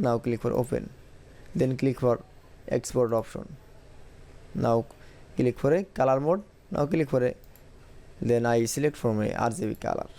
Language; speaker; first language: English; non-native, learner; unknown